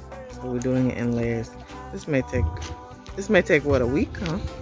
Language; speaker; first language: English; native; English